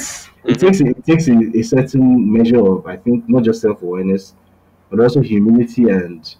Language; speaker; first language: English; non-native, local second language; Yoruba